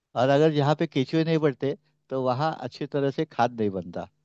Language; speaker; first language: Hindi; non-native, local second language; Marathi